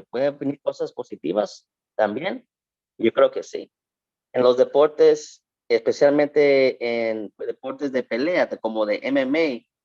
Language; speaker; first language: Spanish; early bilingual, heritage; Spanish